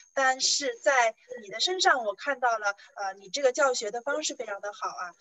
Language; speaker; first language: Chinese; native; Chinese